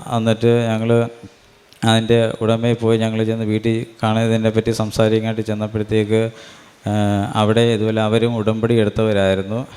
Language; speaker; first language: Malayalam; native; Malayalam